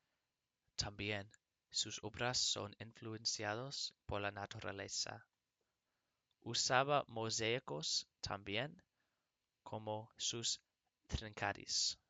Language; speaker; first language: Spanish; non-native, learner; English